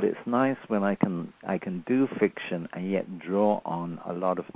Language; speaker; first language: English; native; English